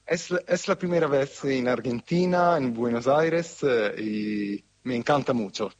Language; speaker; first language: Spanish; non-native, fluent; Italian